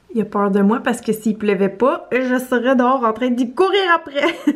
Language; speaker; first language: French; native; French